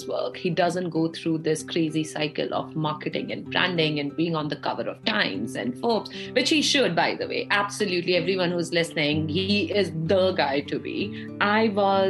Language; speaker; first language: English; non-native, local second language; Hindi